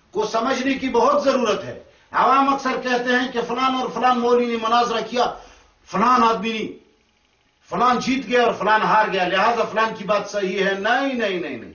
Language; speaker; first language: Urdu; non-native, local second language; Pashto